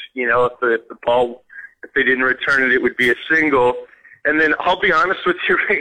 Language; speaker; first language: English; native; English